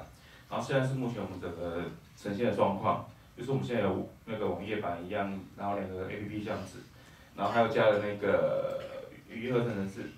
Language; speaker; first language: Chinese; native; Chinese